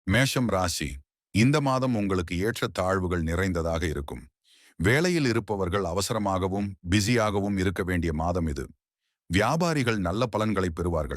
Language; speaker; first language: Tamil; native; Tamil